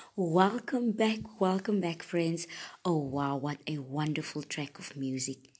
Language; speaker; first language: English; non-native, local second language; Afrikaans